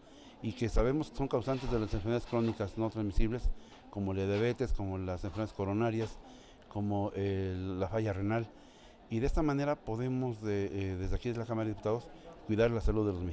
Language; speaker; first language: Spanish; native; Spanish